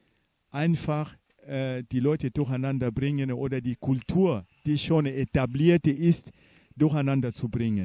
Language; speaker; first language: German; non-native, fluent; Portuguese